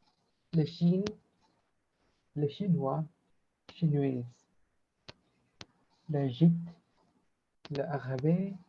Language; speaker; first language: French; non-native, learner; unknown